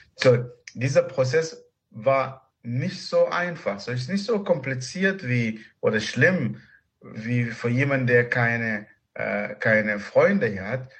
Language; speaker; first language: German; non-native, fluent; Arabic